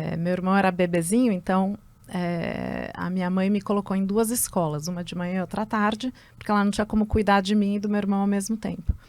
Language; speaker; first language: Portuguese; early bilingual, other home language; Spanish